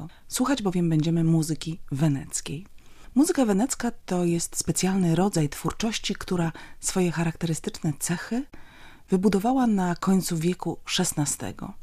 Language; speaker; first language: Polish; native; Polish